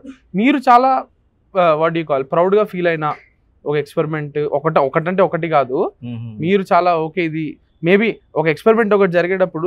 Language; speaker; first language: Telugu; native; Telugu